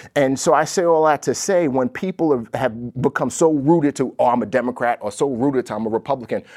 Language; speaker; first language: English; native; English